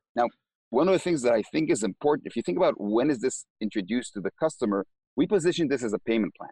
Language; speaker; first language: English; non-native, fluent; Hebrew